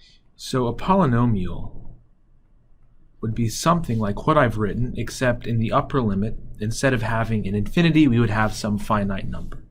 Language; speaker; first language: English; native; English